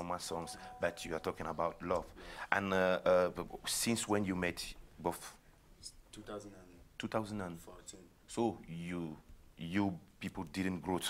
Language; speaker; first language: English; non-native, local second language; French